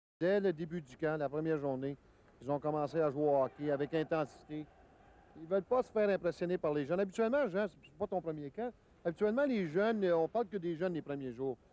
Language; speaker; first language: French; native; French